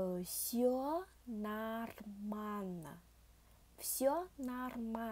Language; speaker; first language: Russian; non-native, fluent; Vietnamese